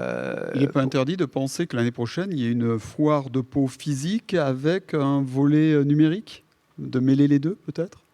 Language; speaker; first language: French; native; French